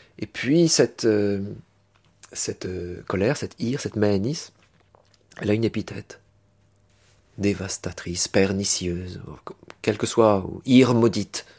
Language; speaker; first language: French; native; French